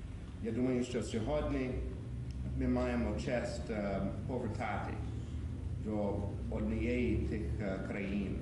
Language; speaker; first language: Ukrainian; non-native, fluent; English